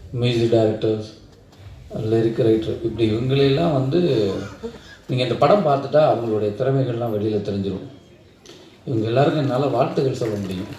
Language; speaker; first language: Tamil; native; Tamil